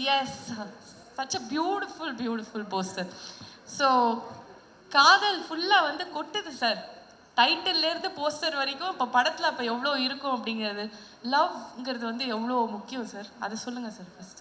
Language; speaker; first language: Tamil; native; Tamil